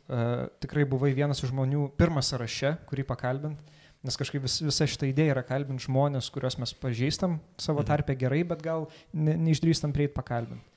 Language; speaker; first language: Lithuanian; native; Lithuanian